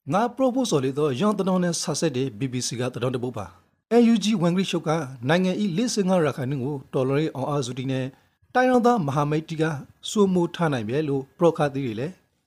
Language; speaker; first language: Burmese; native; Burmese